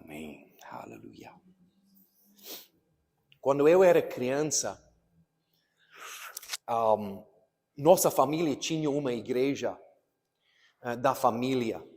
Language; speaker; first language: Portuguese; non-native, fluent; English